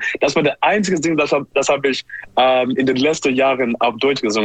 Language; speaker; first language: German; non-native, learner; English